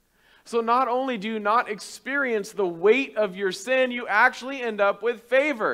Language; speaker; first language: English; native; English